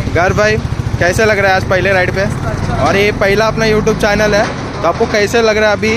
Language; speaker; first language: Hindi; non-native, local second language; Marathi